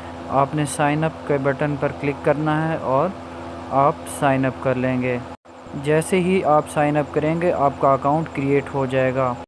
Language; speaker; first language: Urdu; non-native, local second language; Punjabi